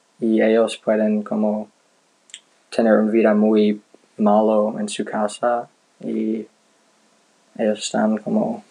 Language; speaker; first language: Spanish; non-native, learner; English